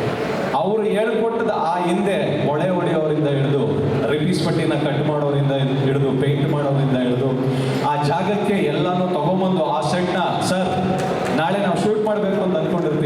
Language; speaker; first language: Kannada; native; Kannada